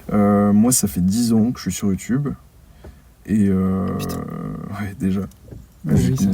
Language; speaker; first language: French; native; French